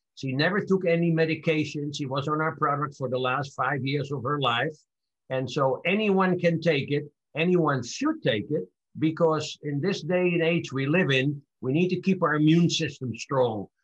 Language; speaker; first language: English; non-native, fluent; Dutch